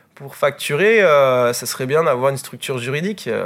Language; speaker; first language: French; native; French